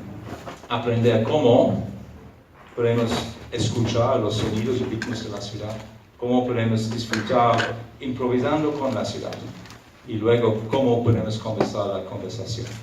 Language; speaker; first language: Spanish; non-native, fluent; English